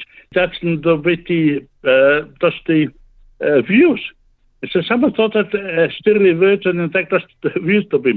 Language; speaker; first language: Slovenian; early bilingual, heritage; Slovenian